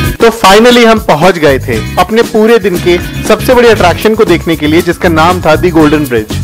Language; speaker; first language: Hindi; native; Hindi